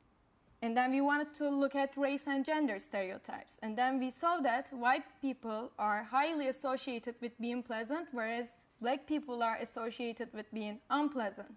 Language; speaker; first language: English; non-native, fluent; Turkish